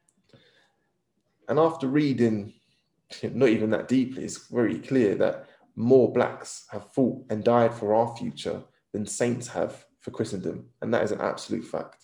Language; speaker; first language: English; native; English